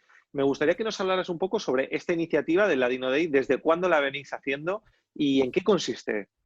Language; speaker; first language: Spanish; native; Spanish